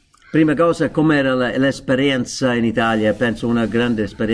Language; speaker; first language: Italian; non-native, fluent; English